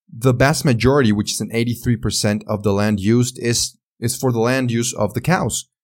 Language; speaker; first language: English; non-native, fluent; Spanish